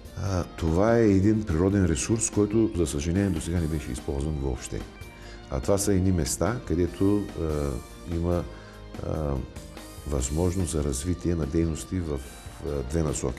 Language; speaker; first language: Bulgarian; native; Bulgarian